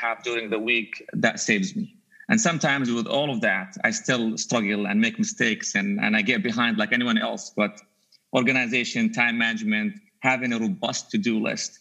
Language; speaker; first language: English; non-native, fluent; Arabic